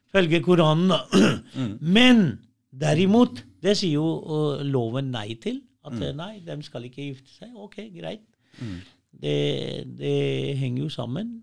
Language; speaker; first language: Norwegian; early bilingual, other home language; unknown